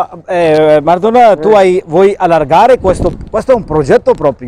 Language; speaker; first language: Italian; non-native, learner; Urdu